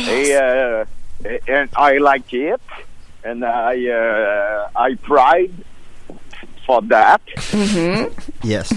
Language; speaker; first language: English; non-native, learner; French